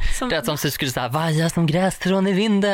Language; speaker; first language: Swedish; native; Swedish